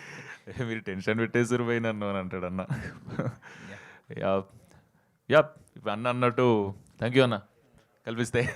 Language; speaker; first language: Telugu; native; Telugu